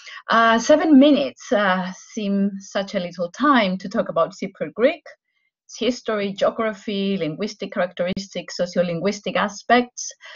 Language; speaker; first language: English; non-native, fluent; Greek